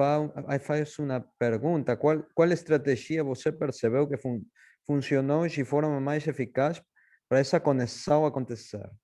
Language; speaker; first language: Portuguese; non-native, fluent; Spanish